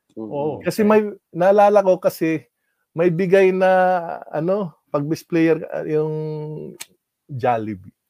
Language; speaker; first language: Filipino; non-native, local second language; Waray